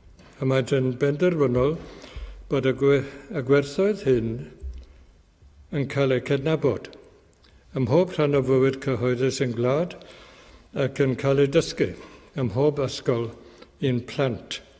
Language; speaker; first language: Welsh; native; Welsh